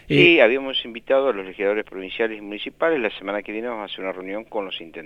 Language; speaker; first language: Spanish; native; Spanish